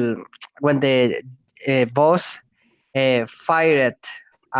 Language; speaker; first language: English; non-native, learner; Spanish